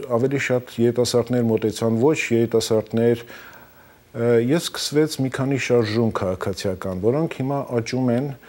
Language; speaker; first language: Armenian; early bilingual, heritage; Armenian